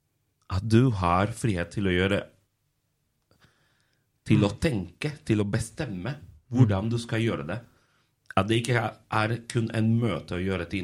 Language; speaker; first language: Norwegian; non-native, fluent; Spanish